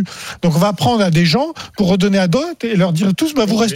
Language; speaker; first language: French; native; French